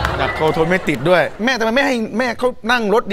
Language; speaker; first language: Thai; native; Thai